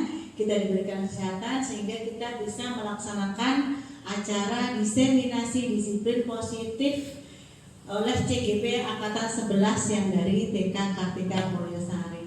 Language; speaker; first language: Indonesian; native; Indonesian